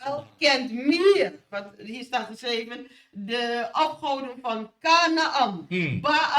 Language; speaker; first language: Dutch; non-native, fluent; Indonesian